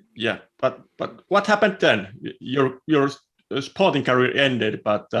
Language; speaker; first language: English; non-native, fluent; Finnish